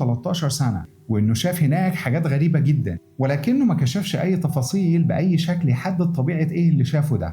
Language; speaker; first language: Arabic; native; Arabic